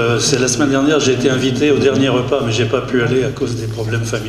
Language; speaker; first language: French; native; French